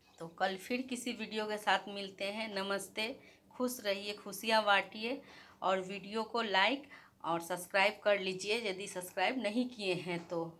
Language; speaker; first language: Hindi; native; Hindi